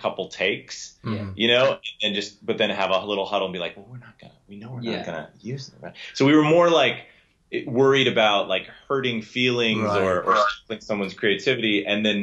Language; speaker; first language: English; native; English